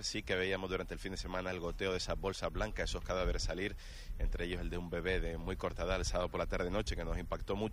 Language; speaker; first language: Spanish; native; Spanish